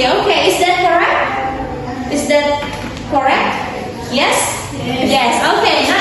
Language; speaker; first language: English; non-native, fluent; Indonesian